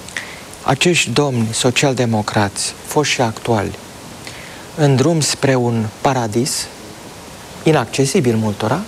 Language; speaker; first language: Romanian; native; Romanian